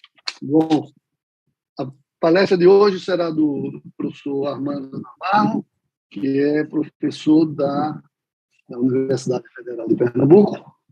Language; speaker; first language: Portuguese; non-native, fluent; Spanish